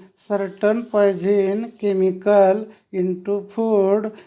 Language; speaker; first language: English; non-native, local second language; Marathi